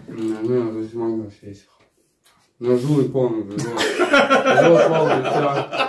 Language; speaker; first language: Russian; native; Russian